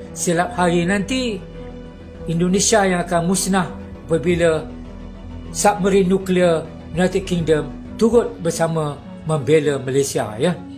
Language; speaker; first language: Malay; native; Malay